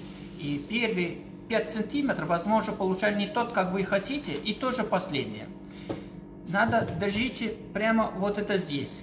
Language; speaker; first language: Russian; non-native, learner; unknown